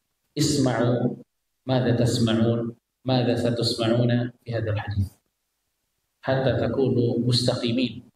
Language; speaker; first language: Arabic; non-native, fluent; Indonesian